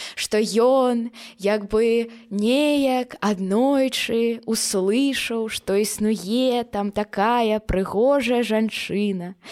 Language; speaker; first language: Belarusian; non-native, local second language; Russian